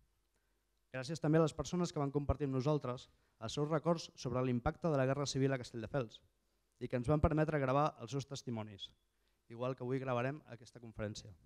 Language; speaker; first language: Catalan; native; Catalan